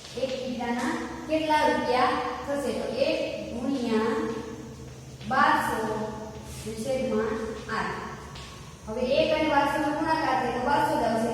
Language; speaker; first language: Gujarati; native; Gujarati